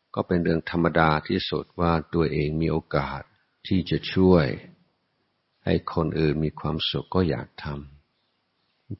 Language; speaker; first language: Thai; non-native, fluent; English